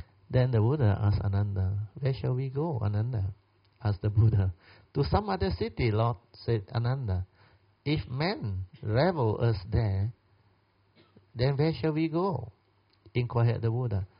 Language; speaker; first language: English; non-native, local second language; Min Nan Chinese